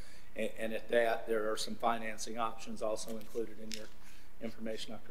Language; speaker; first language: English; native; English